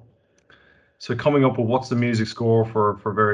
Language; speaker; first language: English; native; English